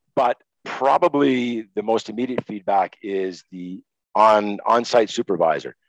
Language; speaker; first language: English; native; English